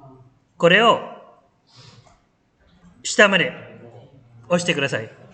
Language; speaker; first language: Japanese; non-native, fluent; Malay